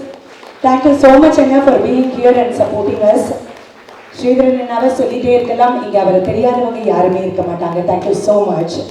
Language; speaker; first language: Tamil; native; Tamil